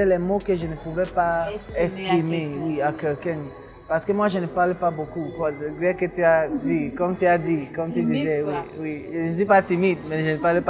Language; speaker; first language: French; non-native, local second language; English